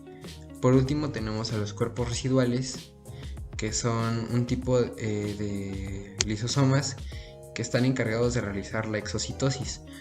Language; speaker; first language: Spanish; native; Spanish